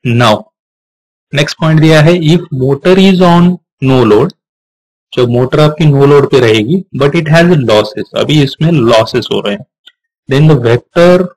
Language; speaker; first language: Hindi; non-native, local second language; Marathi